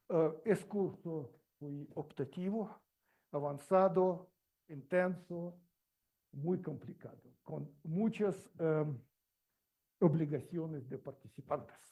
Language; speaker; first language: Spanish; non-native, learner; Russian